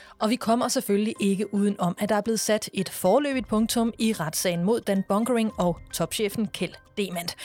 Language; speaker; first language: Danish; native; Danish